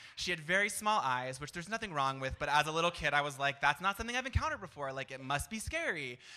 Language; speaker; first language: English; native; English